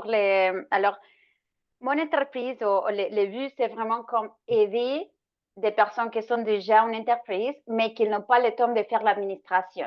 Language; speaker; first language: French; non-native, fluent; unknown